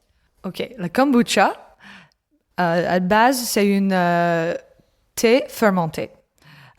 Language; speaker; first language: French; non-native, learner; English